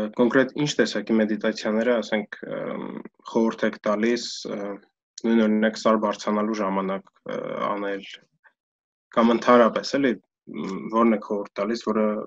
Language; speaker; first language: Armenian; early bilingual, heritage; Armenian